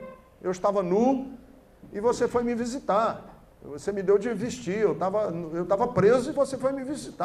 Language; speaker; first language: Portuguese; native; Portuguese